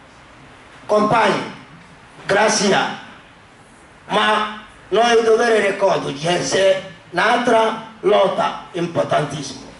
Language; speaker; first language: Italian; non-native, learner; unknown